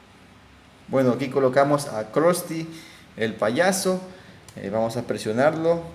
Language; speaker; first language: Spanish; native; Spanish